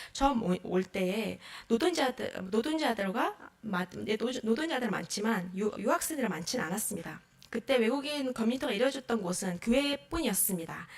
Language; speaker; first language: Korean; non-native, fluent; Mongolian